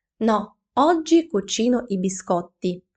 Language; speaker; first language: Italian; non-native, fluent; Ukrainian